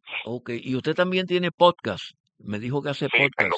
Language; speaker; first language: Spanish; native; Spanish